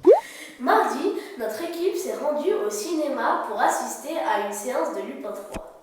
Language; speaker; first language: French; native; French